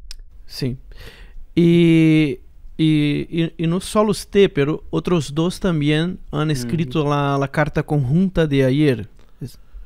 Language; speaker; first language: Spanish; non-native, fluent; Portuguese